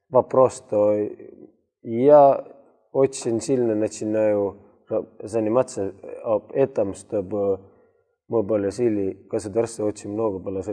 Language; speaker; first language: Russian; non-native, learner; Estonian